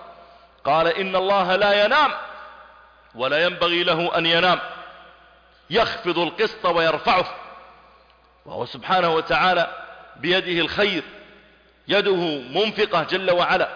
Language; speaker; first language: Arabic; native; Arabic